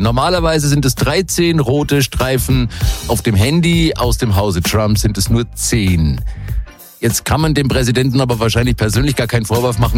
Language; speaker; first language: German; native; German